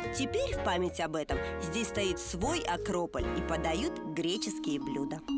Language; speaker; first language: Russian; native; Russian